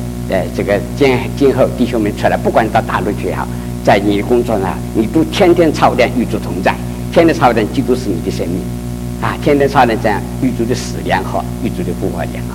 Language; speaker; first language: Chinese; native; Chinese